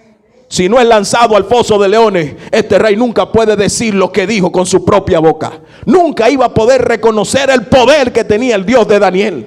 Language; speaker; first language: Spanish; native; Spanish